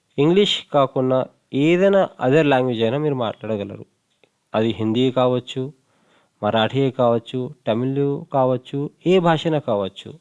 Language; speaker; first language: Telugu; non-native, local second language; Hindi